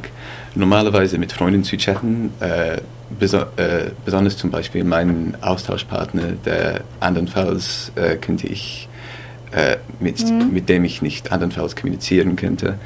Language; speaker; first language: German; non-native, fluent; English